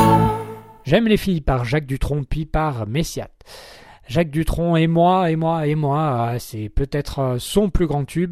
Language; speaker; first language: French; native; French